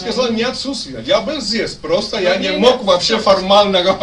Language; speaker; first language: Russian; non-native, fluent; Spanish